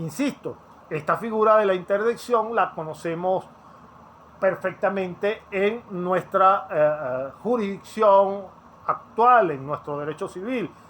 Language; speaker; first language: Spanish; native; Spanish